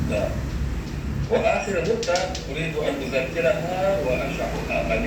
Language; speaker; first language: Arabic; non-native, fluent; Chechen